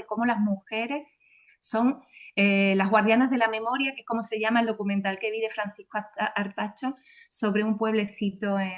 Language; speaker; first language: Spanish; native; Spanish